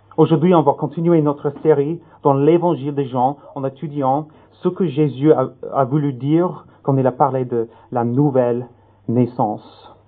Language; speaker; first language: French; non-native, fluent; English